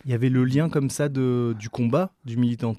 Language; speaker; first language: French; native; French